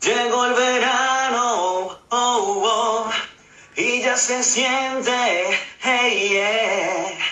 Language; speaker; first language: Spanish; native; Spanish